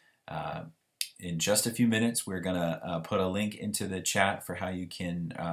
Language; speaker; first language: English; native; English